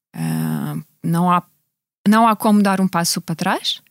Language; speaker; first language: Portuguese; non-native, fluent; Russian